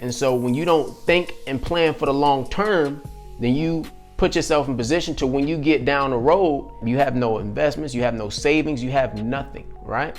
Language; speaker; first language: English; native; English